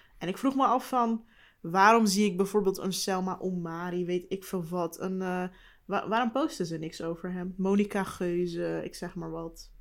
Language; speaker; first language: Dutch; early bilingual, other home language; Turkish